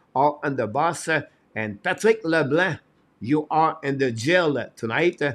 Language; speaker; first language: English; non-native, fluent; French